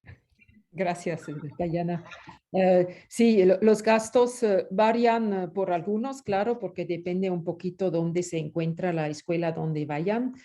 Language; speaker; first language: Spanish; non-native, fluent; French